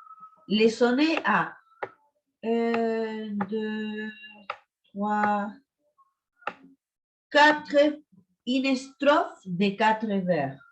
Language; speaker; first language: French; non-native, fluent; Spanish